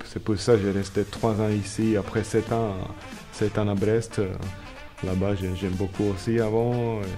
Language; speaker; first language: French; non-native, learner; Slovak